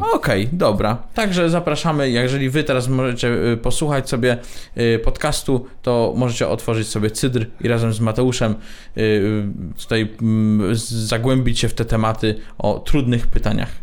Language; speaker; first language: Polish; native; Polish